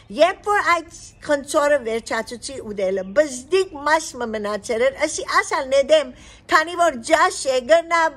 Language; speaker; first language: Armenian; early bilingual, heritage; Armenian